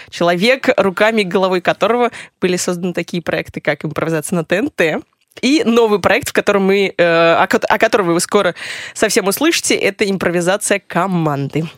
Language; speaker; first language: Russian; native; Russian